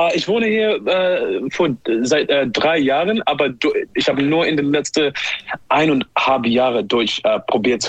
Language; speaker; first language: German; non-native, learner; English